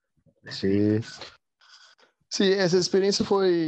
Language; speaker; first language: Spanish; non-native, learner; Portuguese